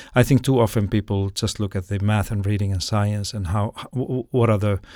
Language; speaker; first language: English; non-native, fluent; Finnish